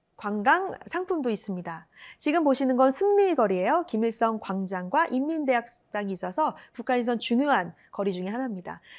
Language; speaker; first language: Korean; native; Korean